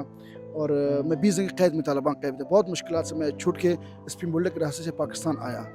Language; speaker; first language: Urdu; non-native, fluent; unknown